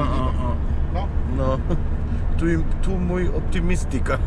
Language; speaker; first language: Spanish; non-native, learner; German